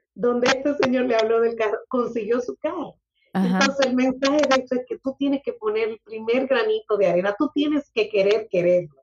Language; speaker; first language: Spanish; native; Spanish